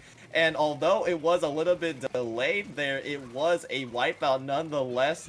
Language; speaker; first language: English; native; English